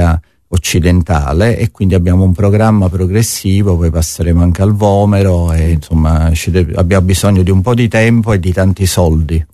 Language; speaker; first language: Italian; native; Italian